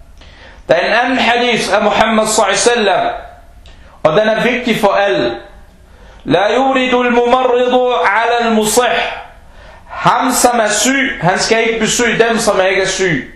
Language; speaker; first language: Danish; non-native, local second language; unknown